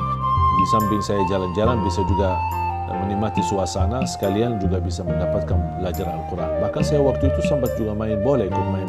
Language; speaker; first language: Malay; non-native, fluent; Arabic